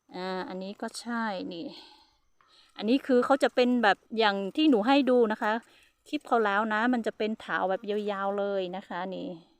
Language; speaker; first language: Thai; non-native, local second language; Hmong